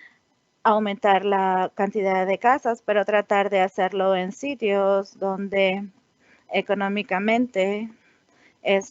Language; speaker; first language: Spanish; non-native, fluent; English